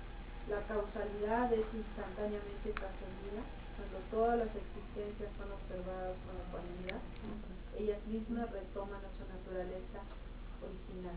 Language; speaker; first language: Spanish; native; Spanish